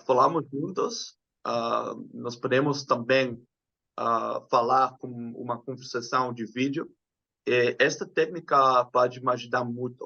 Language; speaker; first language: Portuguese; non-native, learner; Dutch